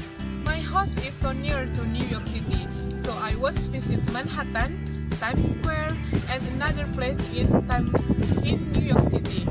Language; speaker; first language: English; non-native, learner; Indonesian